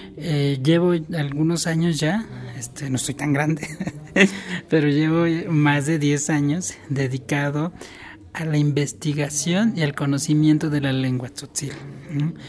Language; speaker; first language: Spanish; non-native, local second language; Tzotzil